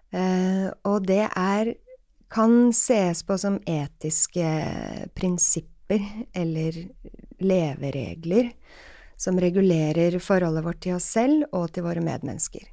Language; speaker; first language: Norwegian; native; Norwegian